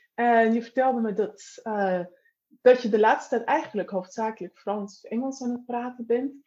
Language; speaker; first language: Dutch; native; Dutch